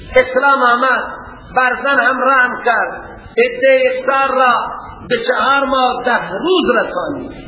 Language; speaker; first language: Persian; non-native, local second language; Baluchi